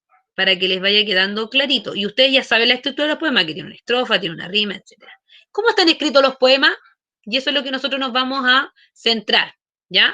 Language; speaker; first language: Spanish; native; Spanish